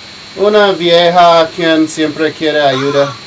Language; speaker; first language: Spanish; non-native, learner; English